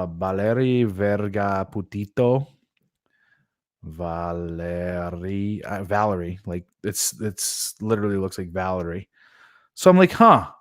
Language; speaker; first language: English; native; English